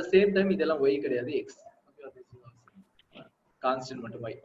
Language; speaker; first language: Tamil; native; Tamil